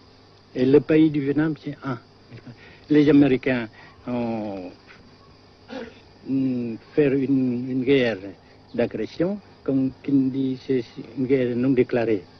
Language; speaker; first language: French; non-native, local second language; Vietnamese